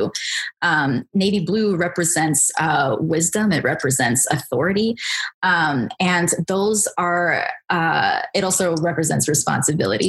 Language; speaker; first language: English; native; English